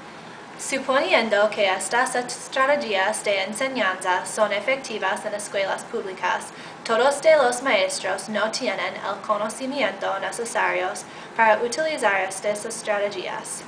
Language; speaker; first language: Spanish; non-native, learner; English